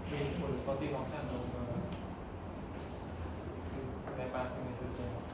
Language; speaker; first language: French; non-native, learner; Khmer